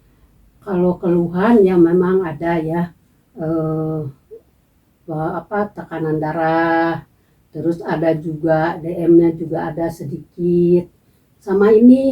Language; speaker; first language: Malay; non-native, local second language; Sundanese